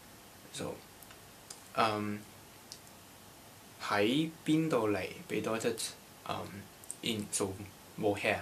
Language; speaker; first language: German; non-native, learner; Cantonese